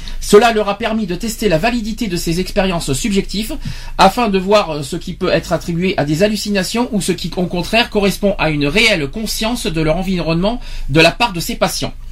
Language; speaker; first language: French; native; French